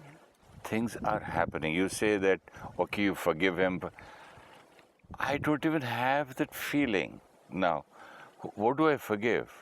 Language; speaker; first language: English; non-native, local second language; Hindi